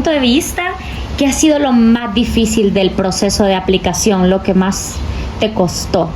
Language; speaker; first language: Spanish; native; Spanish